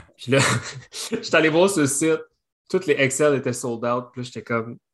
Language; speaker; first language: French; native; French